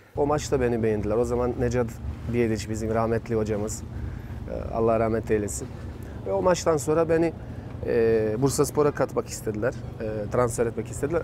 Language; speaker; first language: Turkish; non-native, fluent; Bosnian